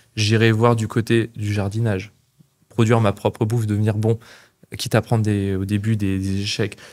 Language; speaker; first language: French; native; French